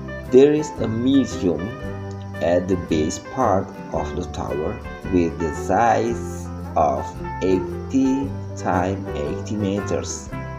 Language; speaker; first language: English; non-native, fluent; Indonesian